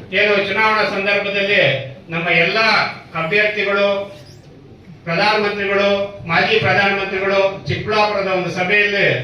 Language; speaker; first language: Kannada; native; Kannada